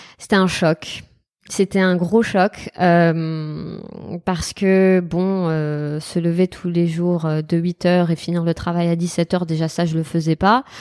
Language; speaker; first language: French; non-native, local second language; Arabic